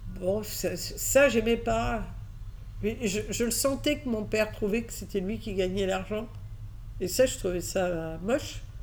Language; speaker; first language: French; early bilingual, other home language; Catalan